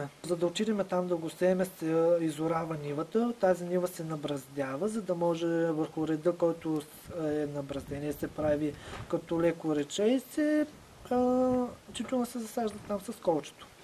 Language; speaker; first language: Bulgarian; native; Bulgarian